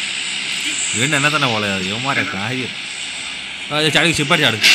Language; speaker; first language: Malayalam; native; Malayalam